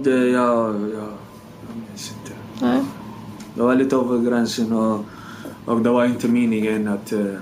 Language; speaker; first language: Swedish; non-native, learner; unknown